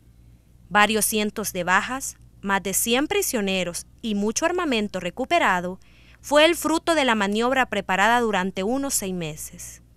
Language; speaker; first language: Spanish; native; Spanish